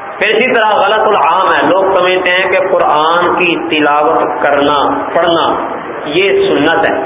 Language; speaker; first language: Urdu; non-native, local second language; Punjabi